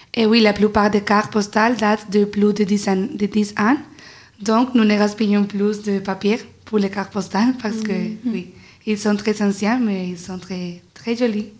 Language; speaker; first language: French; non-native, fluent; Spanish